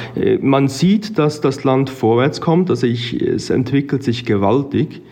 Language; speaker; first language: German; native; German